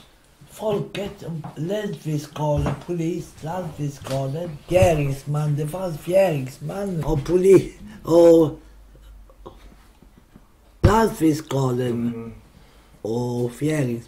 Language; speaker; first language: Swedish; non-native, local second language; Romany